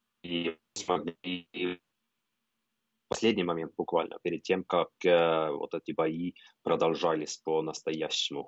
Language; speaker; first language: Russian; non-native, fluent; Norwegian